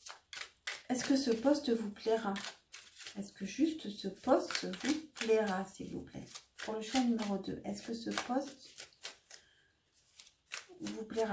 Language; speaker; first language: French; native; French